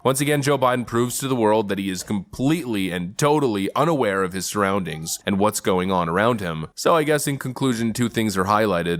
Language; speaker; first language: English; native; English